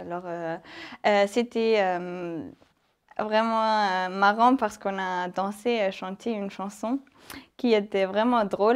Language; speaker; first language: French; non-native, fluent; German